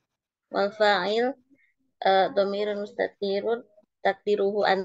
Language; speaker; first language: Arabic; non-native, learner; Indonesian